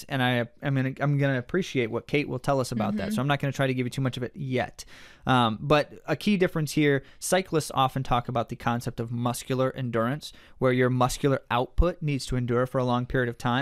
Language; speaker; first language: English; native; English